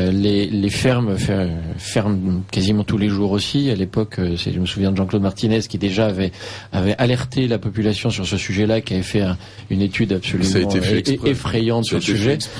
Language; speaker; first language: French; native; French